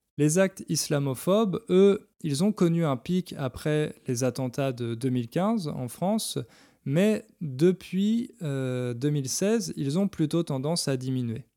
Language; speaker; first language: French; native; French